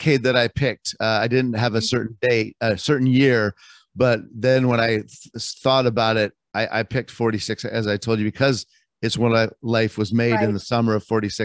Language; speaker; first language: English; native; English